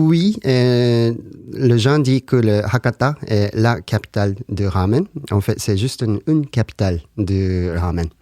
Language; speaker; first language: French; non-native, learner; Japanese